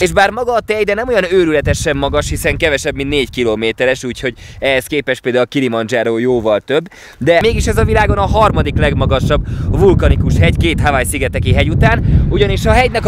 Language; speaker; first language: Hungarian; native; Hungarian